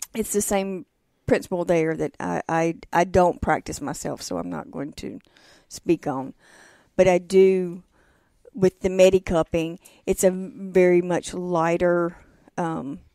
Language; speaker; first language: English; native; English